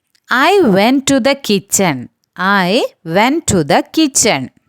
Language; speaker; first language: English; non-native, local second language; Malayalam